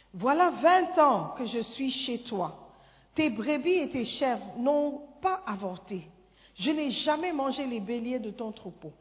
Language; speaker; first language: French; non-native, fluent; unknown